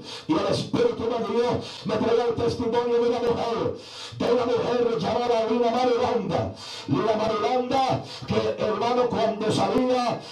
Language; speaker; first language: Spanish; native; Spanish